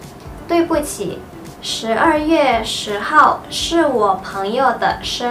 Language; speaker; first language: Chinese; non-native, fluent; Indonesian